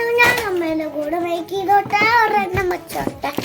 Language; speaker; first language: Malayalam; early bilingual, heritage; Malayalam